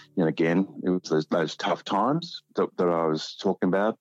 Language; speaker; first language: English; native; English